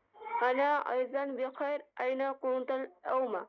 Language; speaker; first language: Arabic; non-native, learner; Bangla